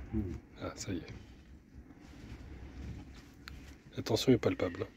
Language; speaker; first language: French; native; French